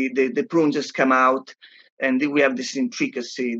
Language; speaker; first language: English; non-native, fluent; Italian